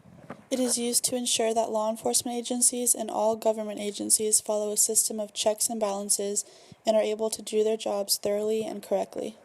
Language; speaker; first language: English; native; English